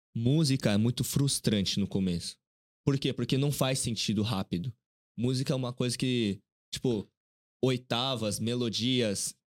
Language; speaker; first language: Portuguese; early bilingual, other home language; Korean